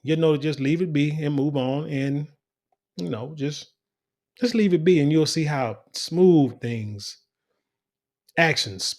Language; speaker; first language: English; native; English